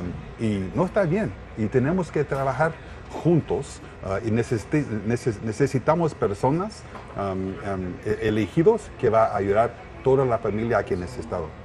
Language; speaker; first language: Spanish; non-native, learner; English